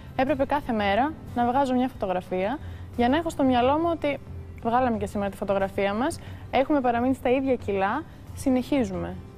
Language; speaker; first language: Greek; early bilingual, heritage; Greek